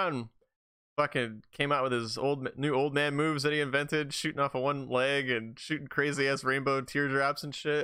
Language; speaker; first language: English; native; English